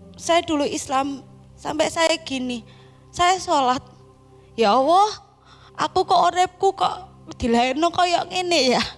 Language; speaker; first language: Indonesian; non-native, local second language; Javanese